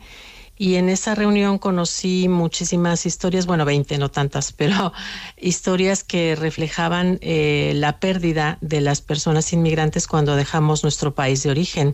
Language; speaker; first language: Spanish; native; Spanish